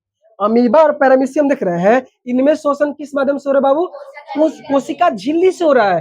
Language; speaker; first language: Hindi; native; Hindi